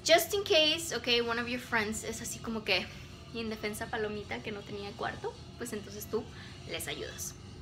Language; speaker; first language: Spanish; early bilingual, heritage; Spanish